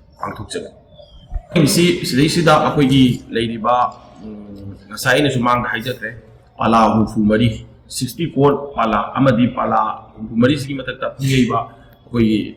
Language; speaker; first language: Manipuri; native; Manipuri